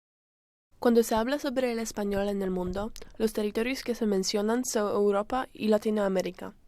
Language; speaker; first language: Spanish; non-native, learner; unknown